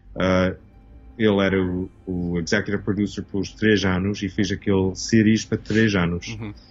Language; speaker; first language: Portuguese; early bilingual, heritage; English